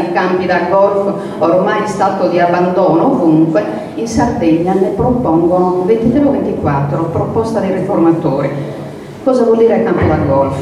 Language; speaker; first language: Italian; native; Italian